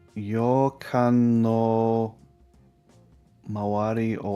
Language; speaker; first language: Japanese; non-native, learner; English